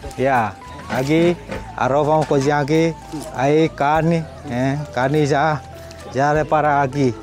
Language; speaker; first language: Portuguese; non-native, learner; Vietnamese